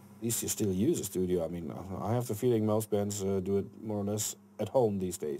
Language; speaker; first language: English; non-native, fluent; German